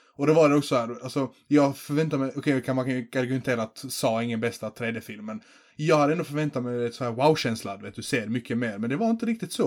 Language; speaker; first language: Swedish; early bilingual, other home language; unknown